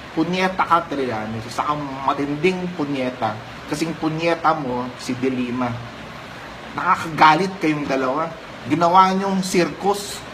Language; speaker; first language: Filipino; native; Filipino